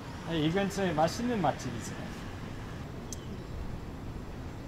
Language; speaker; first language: Korean; non-native, fluent; English